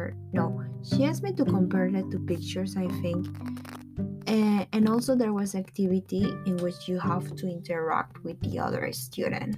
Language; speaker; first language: English; non-native, fluent; Spanish